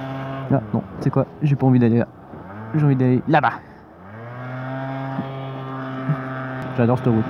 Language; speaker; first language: French; native; French